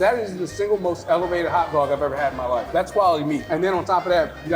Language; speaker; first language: English; native; English